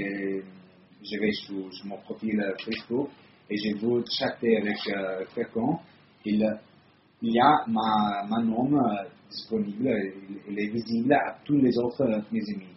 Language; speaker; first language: French; non-native, learner; Italian